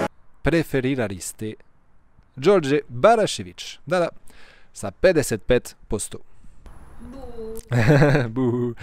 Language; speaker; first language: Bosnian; non-native, fluent; French